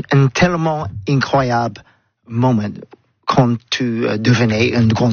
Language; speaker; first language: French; non-native, learner; English